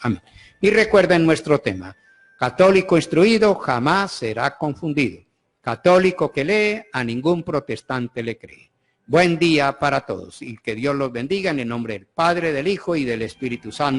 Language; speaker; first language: Spanish; native; Spanish